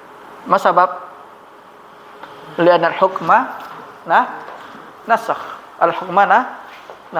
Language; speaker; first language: Arabic; non-native, fluent; Indonesian